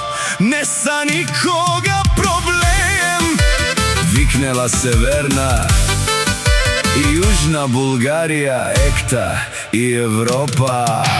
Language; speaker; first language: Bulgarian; non-native, local second language; Romany